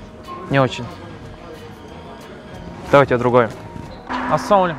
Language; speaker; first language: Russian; non-native, local second language; Kazakh